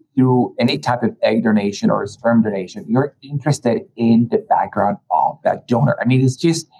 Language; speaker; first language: English; early bilingual, other home language; Spanish